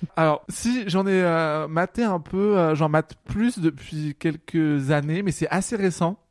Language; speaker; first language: French; native; French